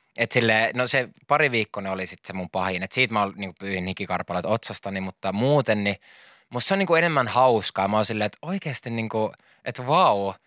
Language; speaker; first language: Finnish; native; Finnish